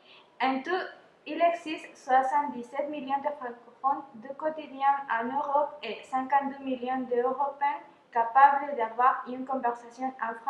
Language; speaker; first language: French; non-native, fluent; Spanish